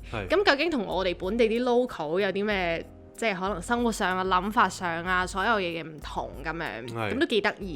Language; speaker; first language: Cantonese; native; Cantonese